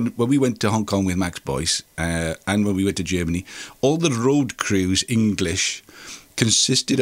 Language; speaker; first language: English; non-native, local second language; Welsh